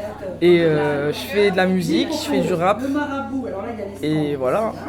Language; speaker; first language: French; native; French